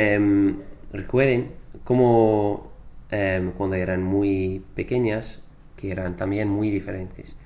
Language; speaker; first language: Spanish; non-native, fluent; English